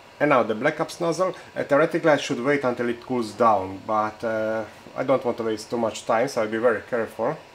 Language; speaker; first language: English; non-native, fluent; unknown